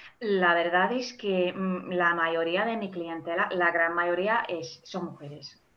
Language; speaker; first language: Spanish; non-native, fluent; English